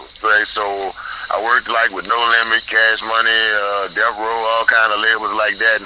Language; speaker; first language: English; native; English